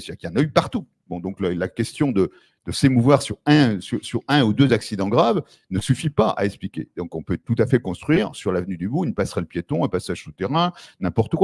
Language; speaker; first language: French; native; French